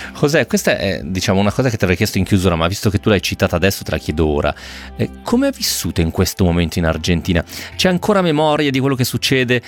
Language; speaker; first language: Italian; native; Italian